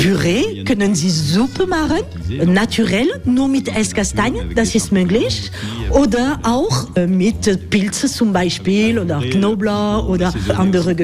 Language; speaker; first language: German; non-native, fluent; French